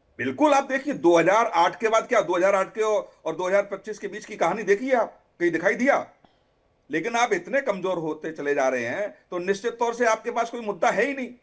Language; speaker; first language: Hindi; native; Hindi